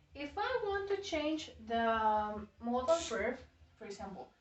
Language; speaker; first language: English; non-native, fluent; Spanish